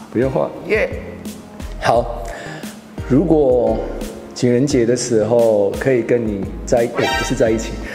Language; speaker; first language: Chinese; non-native, fluent; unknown